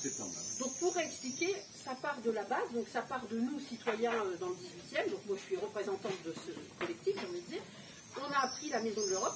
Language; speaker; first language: French; native; French